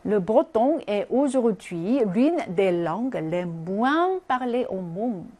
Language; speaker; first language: French; non-native, fluent; Korean